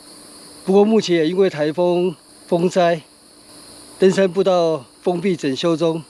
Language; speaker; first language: Chinese; native; Chinese